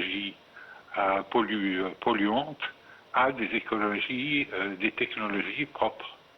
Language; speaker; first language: French; non-native, fluent; Arabic